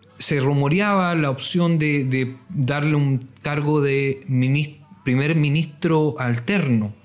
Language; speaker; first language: Spanish; native; Spanish